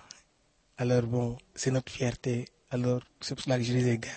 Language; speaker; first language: French; non-native, local second language; Wolof